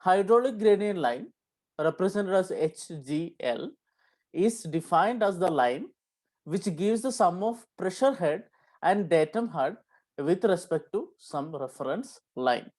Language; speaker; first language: English; non-native, local second language; Malayalam